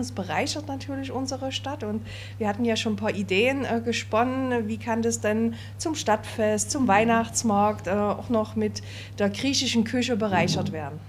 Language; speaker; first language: German; native; German